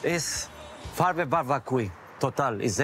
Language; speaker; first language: German; non-native, learner; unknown